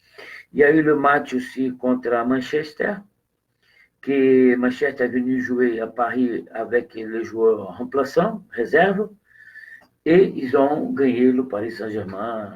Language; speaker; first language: French; non-native, fluent; Portuguese